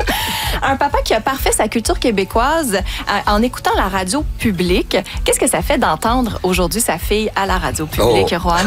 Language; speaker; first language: French; native; French